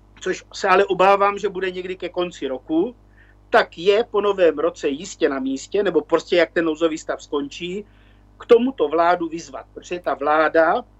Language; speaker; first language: Czech; native; Czech